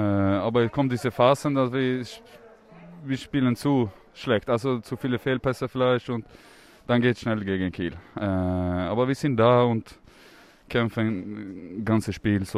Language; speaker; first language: German; non-native, learner; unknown